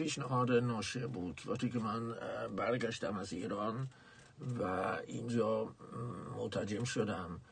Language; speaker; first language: Persian; non-native, fluent; Dutch